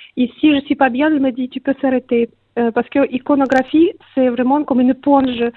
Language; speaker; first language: French; non-native, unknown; Russian